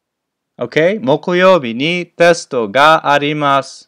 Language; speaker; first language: Japanese; non-native, fluent; English